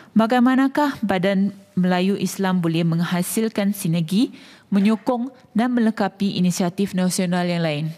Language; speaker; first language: Malay; native; Malay